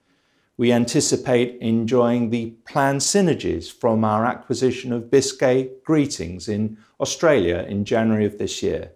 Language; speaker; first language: English; native; English